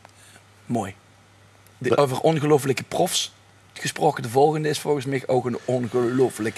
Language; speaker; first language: Dutch; native; Dutch